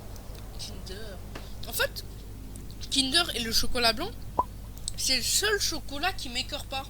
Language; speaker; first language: French; native; French